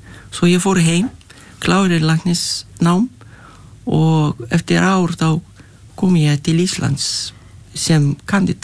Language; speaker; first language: Icelandic; non-native, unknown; Lithuanian